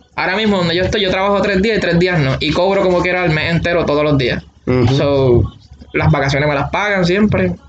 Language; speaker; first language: Spanish; native; Spanish